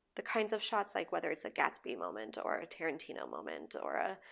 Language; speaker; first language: English; native; English